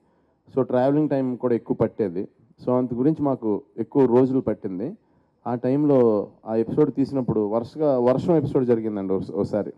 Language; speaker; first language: Telugu; native; Telugu